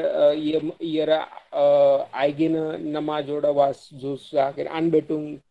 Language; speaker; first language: German; non-native, learner; Hindi